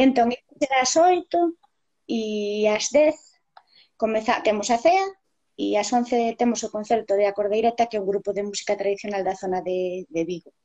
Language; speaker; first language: Galician; native; Galician